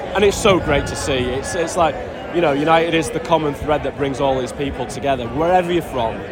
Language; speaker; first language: English; native; English